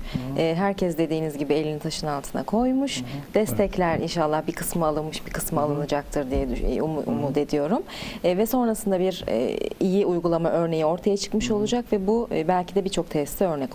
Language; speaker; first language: Turkish; native; Turkish